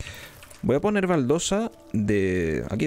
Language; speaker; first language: Spanish; native; Spanish